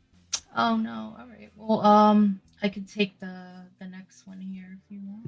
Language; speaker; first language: English; native; English